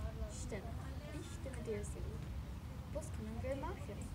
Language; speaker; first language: German; non-native, learner; English